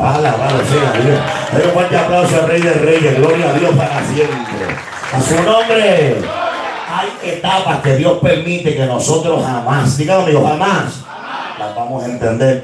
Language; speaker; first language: Spanish; early bilingual, heritage; Spanish